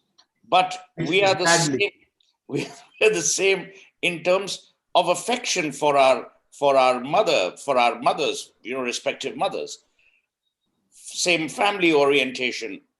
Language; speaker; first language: English; non-native, local second language; Hindi